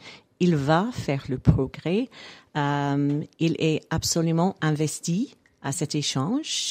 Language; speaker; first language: French; non-native, fluent; English